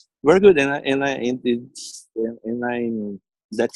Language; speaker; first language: English; non-native, learner; Portuguese